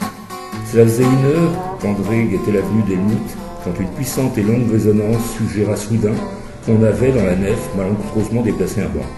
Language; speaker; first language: French; native; French